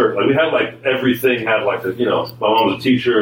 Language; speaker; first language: English; native; English